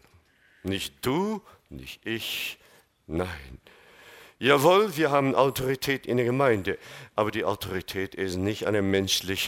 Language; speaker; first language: German; non-native, fluent; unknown